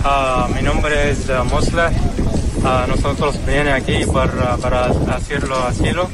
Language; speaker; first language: Spanish; non-native, learner; Arabic